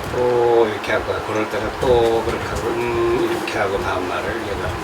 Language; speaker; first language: Korean; native; Korean